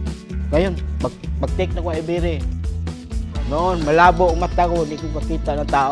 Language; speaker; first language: Filipino; non-native, local second language; Cebuano